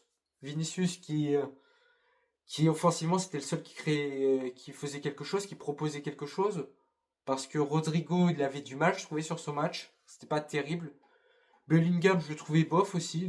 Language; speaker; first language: French; native; French